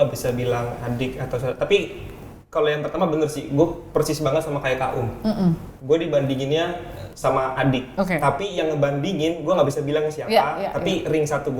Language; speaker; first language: Indonesian; native; Indonesian